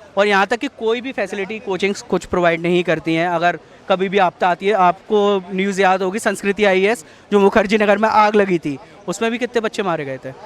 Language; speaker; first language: Hindi; native; Hindi